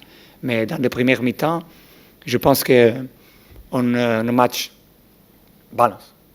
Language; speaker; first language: French; non-native, learner; Portuguese